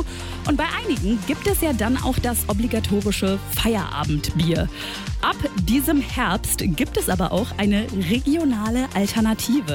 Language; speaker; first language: German; native; German